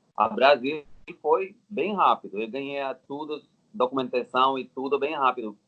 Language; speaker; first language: Portuguese; non-native, learner; Telugu